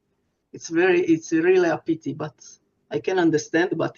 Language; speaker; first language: English; non-native, fluent; Italian